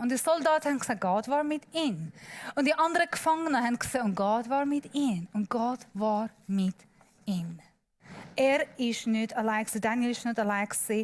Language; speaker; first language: German; non-native, learner; Persian